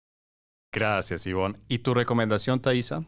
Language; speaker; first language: Spanish; native; Spanish